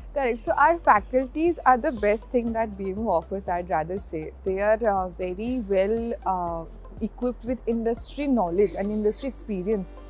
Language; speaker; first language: English; non-native, local second language; Bangla